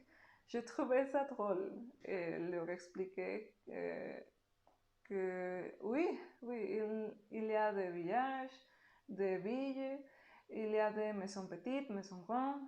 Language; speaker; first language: French; non-native, learner; Spanish